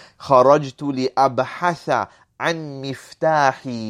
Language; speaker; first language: Arabic; non-native, fluent; English